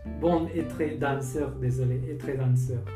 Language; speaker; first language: French; non-native, learner; Spanish